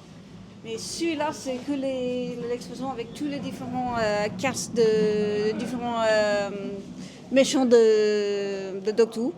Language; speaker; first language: French; non-native, learner; English